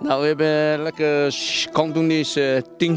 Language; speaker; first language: Dutch; non-native, learner; Cantonese